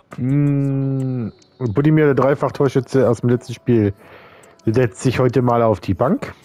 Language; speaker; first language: German; native; German